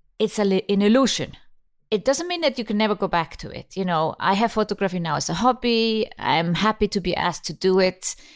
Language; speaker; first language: English; non-native, fluent; Icelandic